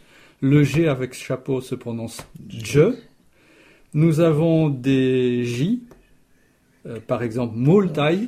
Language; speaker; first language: French; native; French